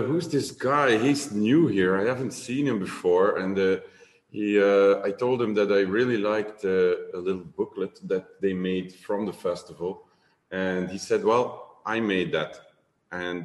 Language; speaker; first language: English; non-native, fluent; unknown